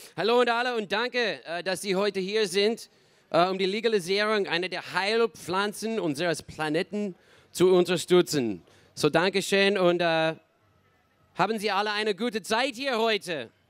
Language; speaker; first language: German; non-native, learner; English